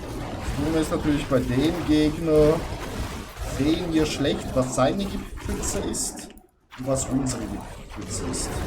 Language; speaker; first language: German; native; German